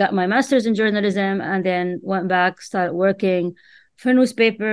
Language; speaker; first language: English; non-native, fluent; Arabic